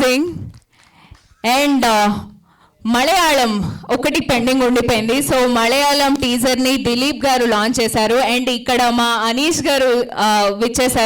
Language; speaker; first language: Telugu; native; Telugu